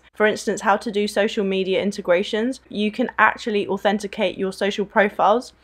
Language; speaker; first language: English; early bilingual, other home language; Spanish